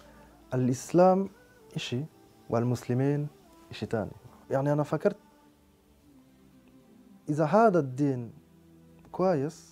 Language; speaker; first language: Arabic; non-native, fluent; French